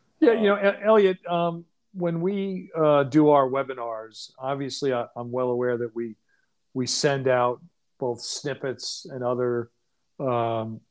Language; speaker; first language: English; native; English